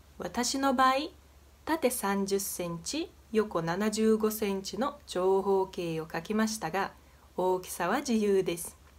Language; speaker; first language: Japanese; non-native, fluent; Portuguese